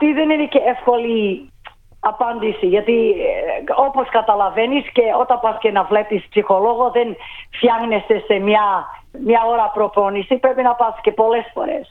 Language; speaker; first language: Greek; early bilingual, heritage; Greek